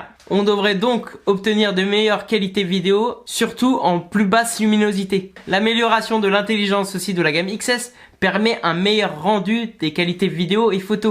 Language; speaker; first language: French; native; French